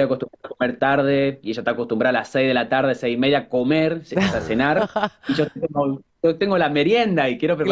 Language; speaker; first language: Spanish; native; Spanish